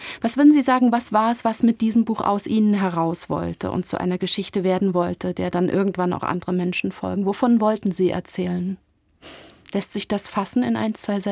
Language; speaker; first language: German; native; German